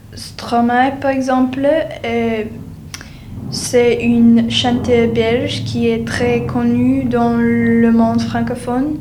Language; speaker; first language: French; non-native, learner; English